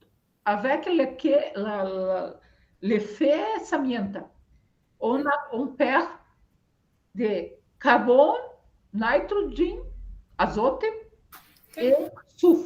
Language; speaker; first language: French; non-native, learner; Portuguese